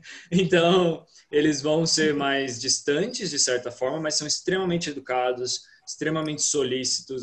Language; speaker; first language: Portuguese; native; Portuguese